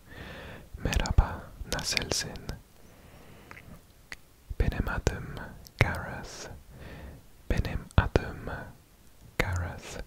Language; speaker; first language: Turkish; non-native, learner; English